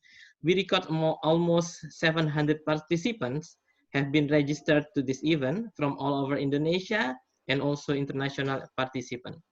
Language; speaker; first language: English; non-native, fluent; Indonesian